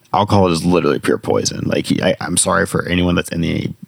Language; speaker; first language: English; native; English